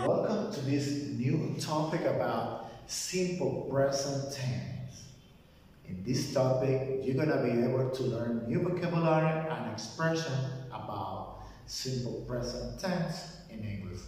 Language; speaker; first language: English; non-native, fluent; Spanish